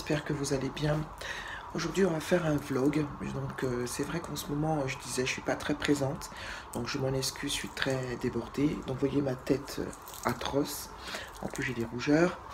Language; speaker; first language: French; native; French